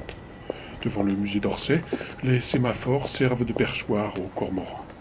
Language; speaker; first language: French; native; French